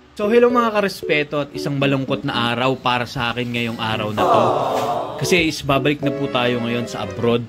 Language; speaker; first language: Filipino; native; Filipino